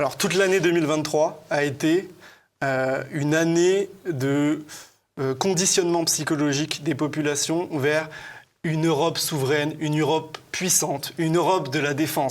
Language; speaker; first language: French; native; French